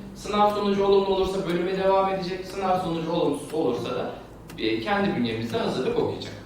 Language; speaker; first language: Turkish; native; Turkish